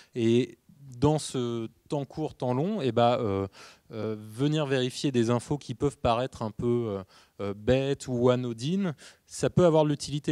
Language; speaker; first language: French; native; French